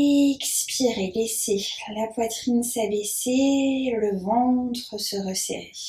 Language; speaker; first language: French; native; French